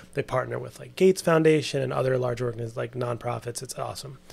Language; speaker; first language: English; native; English